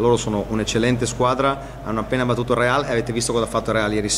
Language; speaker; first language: Italian; native; Italian